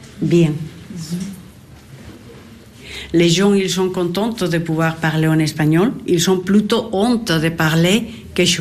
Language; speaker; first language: French; non-native, learner; Spanish